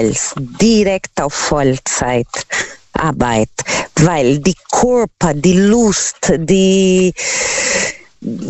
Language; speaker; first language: German; non-native, fluent; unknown